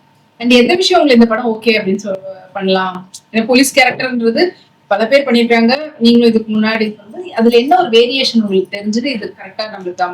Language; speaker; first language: Tamil; native; Tamil